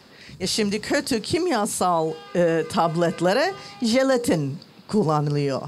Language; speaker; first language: Turkish; non-native, learner; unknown